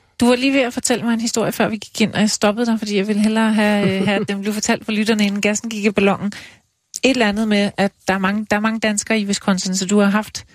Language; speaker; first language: Danish; native; Danish